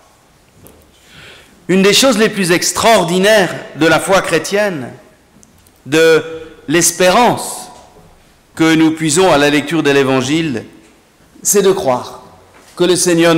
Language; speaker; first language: French; native; French